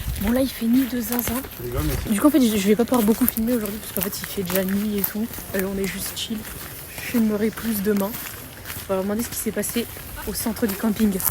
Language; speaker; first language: French; native; French